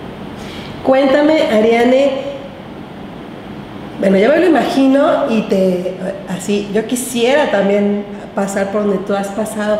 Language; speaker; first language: Spanish; native; Spanish